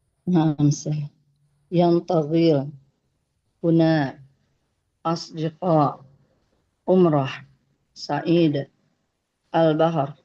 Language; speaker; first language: Arabic; non-native, learner; Indonesian